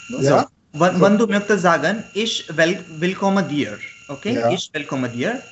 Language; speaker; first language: German; non-native, learner; Marathi